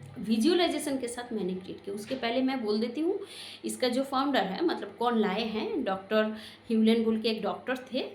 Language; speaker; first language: Hindi; non-native, local second language; Bangla